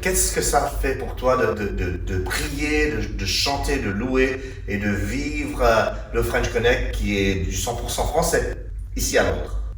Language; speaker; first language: French; native; French